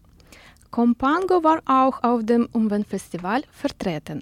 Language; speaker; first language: German; non-native, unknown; Ukrainian